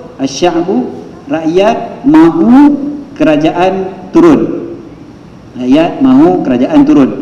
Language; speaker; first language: Malay; native; Malay